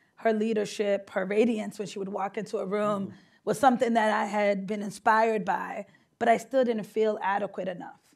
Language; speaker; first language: English; native; English